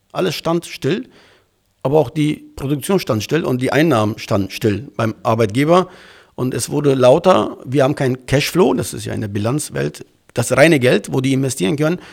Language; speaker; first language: German; early bilingual, other home language; Turkish